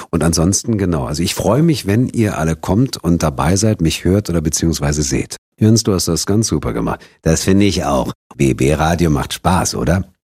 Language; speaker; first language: German; native; German